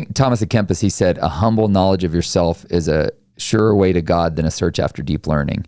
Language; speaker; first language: English; native; English